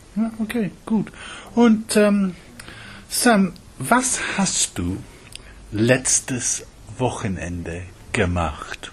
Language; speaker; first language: German; non-native, fluent; English